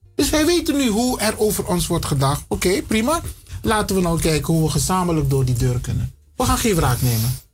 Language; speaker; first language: Dutch; non-native, local second language; Sranan Tongo